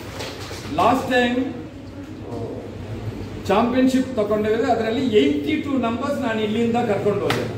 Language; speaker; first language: Kannada; non-native, local second language; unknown